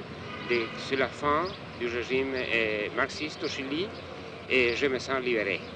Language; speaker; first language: French; non-native, fluent; Spanish